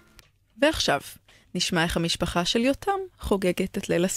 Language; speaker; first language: Hebrew; native; Hebrew